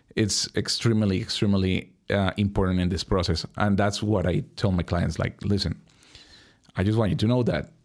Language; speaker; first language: English; non-native, fluent; Spanish